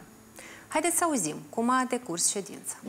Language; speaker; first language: Romanian; native; Romanian